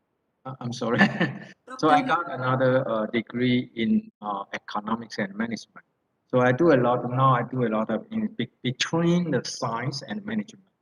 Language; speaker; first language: English; non-native, fluent; Thai